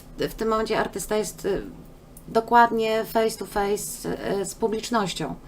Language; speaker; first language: Polish; native; Polish